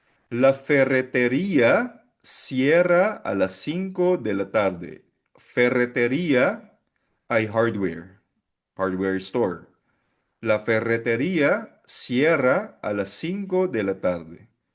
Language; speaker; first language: Spanish; non-native, fluent; Filipino